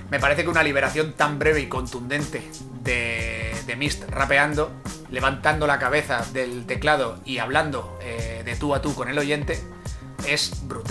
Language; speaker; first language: Spanish; native; Spanish